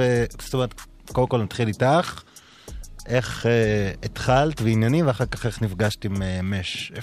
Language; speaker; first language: Hebrew; native; Hebrew